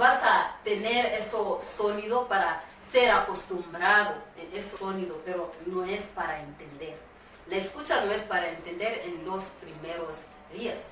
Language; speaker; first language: Spanish; non-native, fluent; Swahili